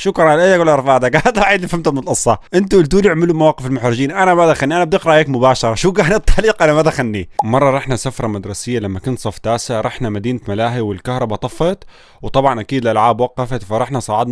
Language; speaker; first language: Arabic; native; Arabic